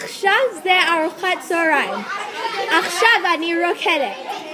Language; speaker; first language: Hebrew; non-native, learner; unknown